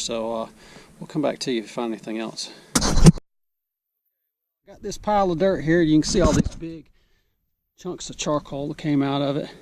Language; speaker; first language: English; native; English